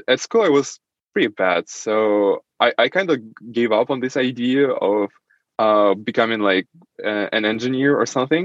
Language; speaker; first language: English; non-native, fluent; Russian